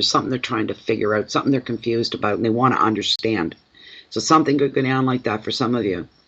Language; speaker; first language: English; native; English